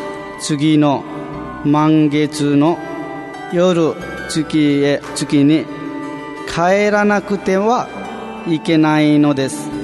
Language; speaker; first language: Japanese; non-native, fluent; Nepali